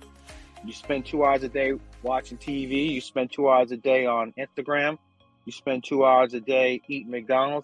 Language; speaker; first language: English; native; English